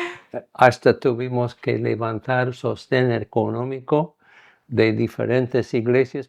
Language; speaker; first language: Spanish; non-native, fluent; English